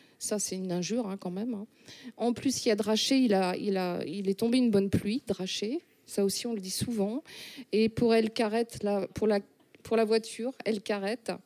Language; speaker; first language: French; native; French